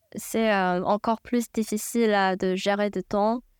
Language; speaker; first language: French; non-native, fluent; Chinese